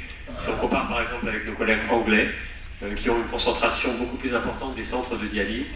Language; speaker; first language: French; native; French